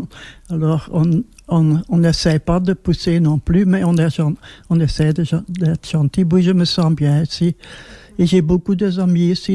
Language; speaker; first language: French; non-native, local second language; Dutch